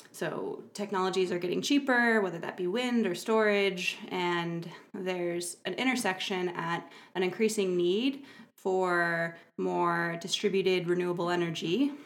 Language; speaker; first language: English; native; English